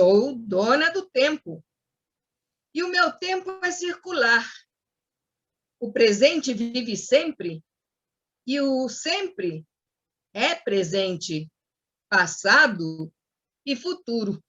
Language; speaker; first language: Portuguese; non-native, fluent; Spanish